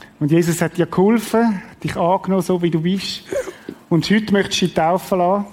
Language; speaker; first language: German; native; German